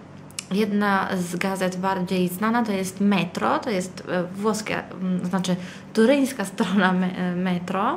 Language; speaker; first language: Polish; early bilingual, heritage; Italian